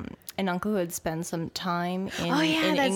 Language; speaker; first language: English; native; English